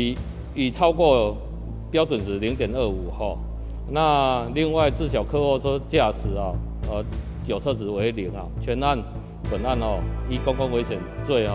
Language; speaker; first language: Chinese; native; Chinese